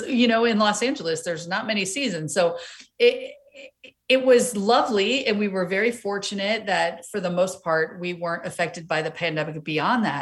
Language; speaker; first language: English; native; English